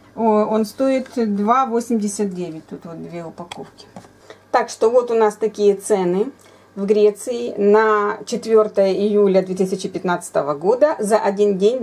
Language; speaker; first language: Russian; native; Russian